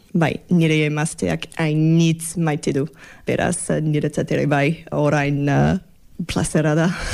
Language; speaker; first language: Basque; non-native, learner; English